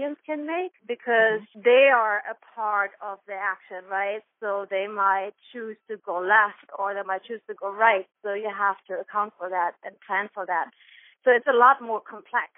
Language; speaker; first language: English; non-native, fluent; German